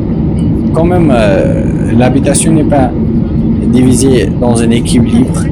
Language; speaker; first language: French; non-native, learner; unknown